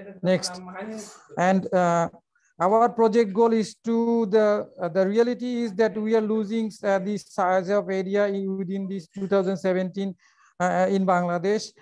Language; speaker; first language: English; non-native, local second language; Bangla